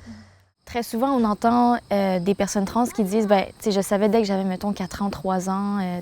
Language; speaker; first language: French; native; French